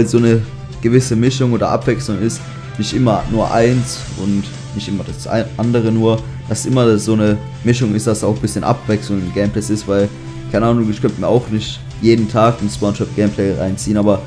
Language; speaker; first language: German; native; German